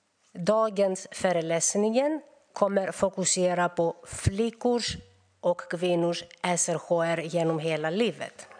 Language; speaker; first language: Swedish; non-native, fluent; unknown